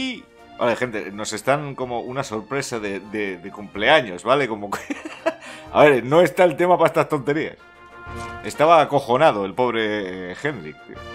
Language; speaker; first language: Spanish; native; Spanish